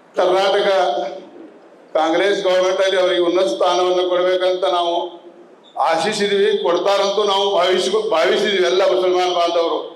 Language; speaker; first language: Kannada; non-native, local second language; Urdu